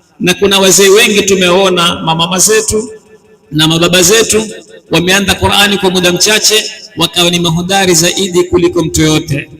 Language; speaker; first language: Swahili; native; Swahili